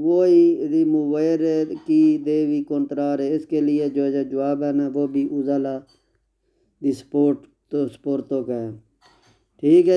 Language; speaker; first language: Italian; non-native, learner; Urdu